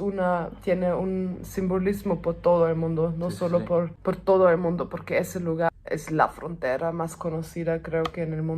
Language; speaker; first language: Spanish; non-native, fluent; German